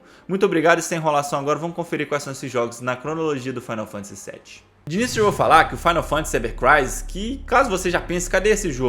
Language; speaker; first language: Portuguese; native; Portuguese